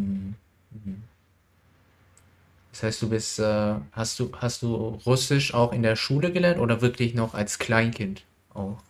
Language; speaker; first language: German; non-native, learner; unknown